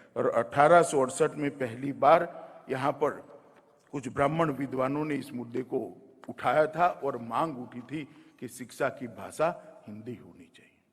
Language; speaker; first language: Hindi; non-native, local second language; Gujarati